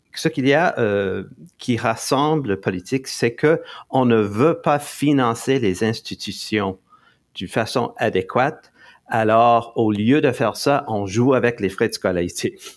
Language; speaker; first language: French; non-native, local second language; English